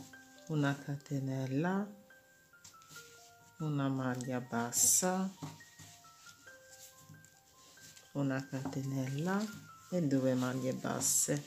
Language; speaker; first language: Italian; non-native, fluent; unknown